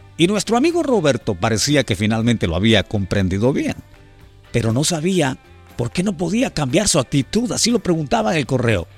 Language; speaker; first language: Spanish; native; Spanish